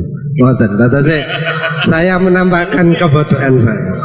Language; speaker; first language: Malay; non-native, local second language; Javanese